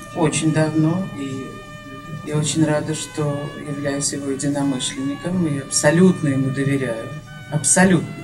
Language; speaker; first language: Russian; native; Russian